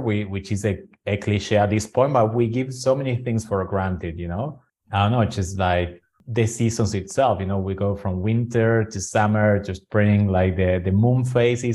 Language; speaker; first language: English; non-native, fluent; Spanish